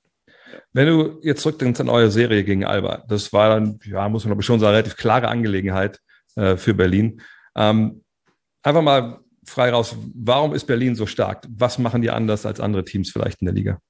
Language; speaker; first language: German; native; German